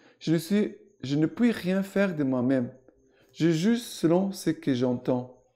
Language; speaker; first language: French; non-native, fluent; Portuguese